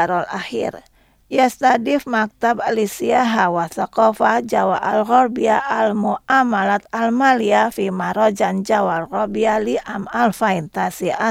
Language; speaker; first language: Arabic; non-native, fluent; Indonesian